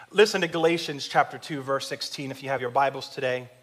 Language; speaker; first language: English; native; English